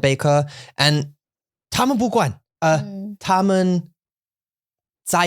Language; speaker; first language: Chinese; non-native, learner; English